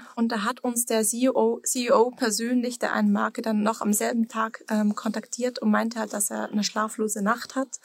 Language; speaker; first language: German; non-native, fluent; Swiss German